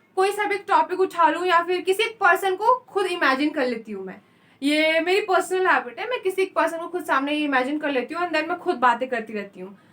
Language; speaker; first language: Hindi; native; Hindi